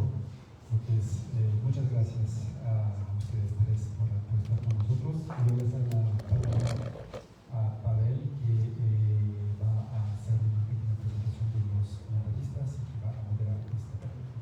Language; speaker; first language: Spanish; non-native, fluent; French